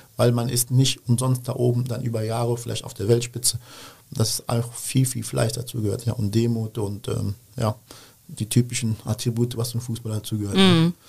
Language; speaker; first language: German; early bilingual, other home language; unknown